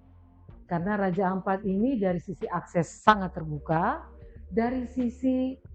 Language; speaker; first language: Indonesian; native; Indonesian